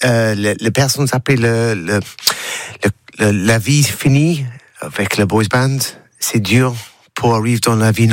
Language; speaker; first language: French; non-native, learner; English